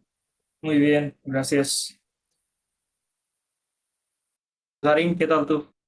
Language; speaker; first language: Spanish; non-native, fluent; Bangla